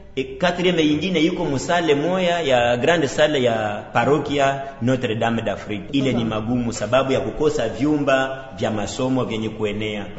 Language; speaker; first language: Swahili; native; Swahili